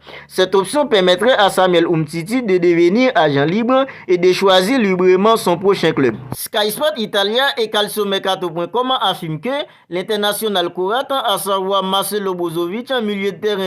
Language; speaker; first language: French; native; French